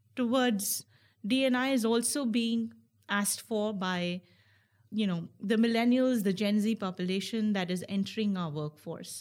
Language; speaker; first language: English; non-native, local second language; Hindi